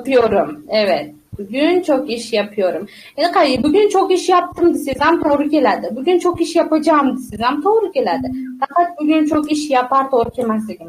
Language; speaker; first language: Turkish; non-native, fluent; Uzbek